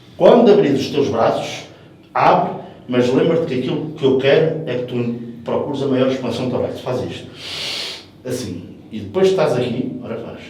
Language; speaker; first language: Portuguese; early bilingual, heritage; English